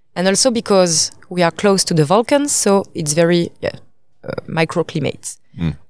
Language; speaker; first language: English; non-native, fluent; French